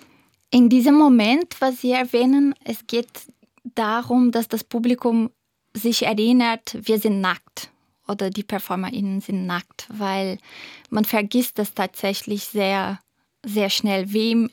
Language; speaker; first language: German; non-native, fluent; Portuguese